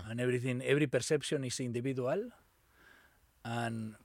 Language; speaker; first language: English; non-native, learner; Spanish